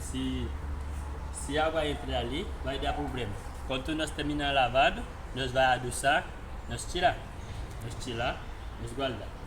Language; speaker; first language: Portuguese; non-native, learner; Haitian Creole